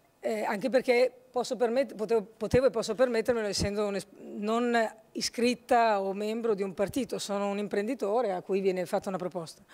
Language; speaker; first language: Italian; native; Italian